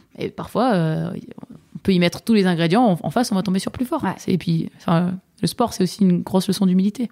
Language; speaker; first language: French; native; French